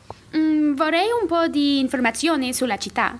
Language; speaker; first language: Italian; non-native, learner; English